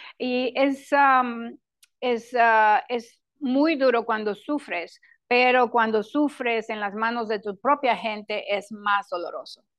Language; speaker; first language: Spanish; non-native, local second language; English